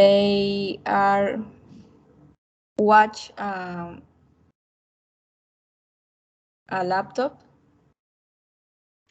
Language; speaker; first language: English; non-native, learner; Spanish